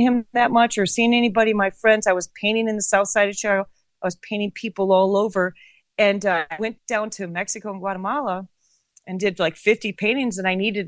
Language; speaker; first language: English; native; English